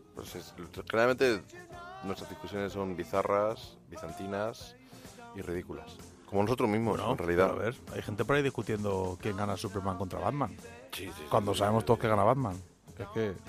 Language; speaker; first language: Spanish; native; Spanish